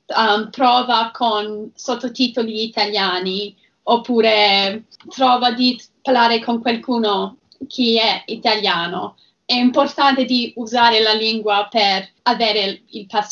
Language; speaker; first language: Italian; non-native, learner; English